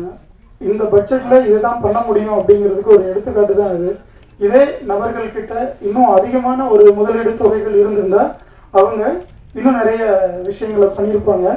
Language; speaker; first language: Tamil; native; Tamil